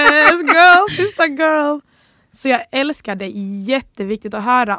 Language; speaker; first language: Swedish; early bilingual, other home language; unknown